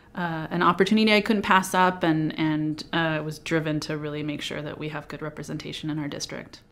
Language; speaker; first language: English; native; English